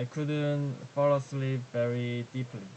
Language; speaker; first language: English; non-native, learner; Korean